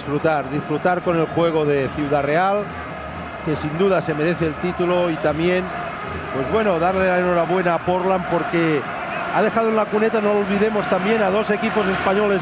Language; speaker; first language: Spanish; native; Spanish